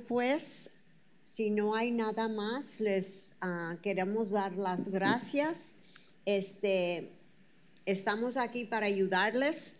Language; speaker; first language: Spanish; early bilingual, heritage; Spanish